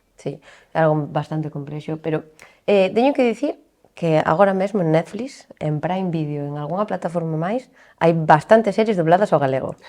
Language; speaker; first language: Galician; non-native, local second language; Spanish